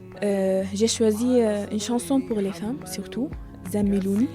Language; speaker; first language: French; non-native, learner; Arabic